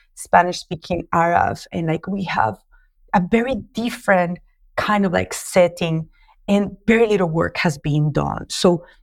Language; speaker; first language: English; non-native, fluent; Spanish